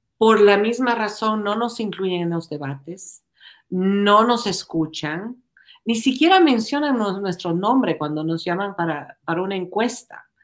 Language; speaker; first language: Spanish; native; Spanish